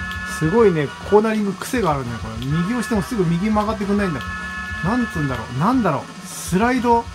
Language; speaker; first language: Japanese; native; Japanese